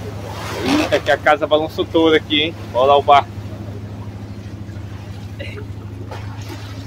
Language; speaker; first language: Portuguese; native; Portuguese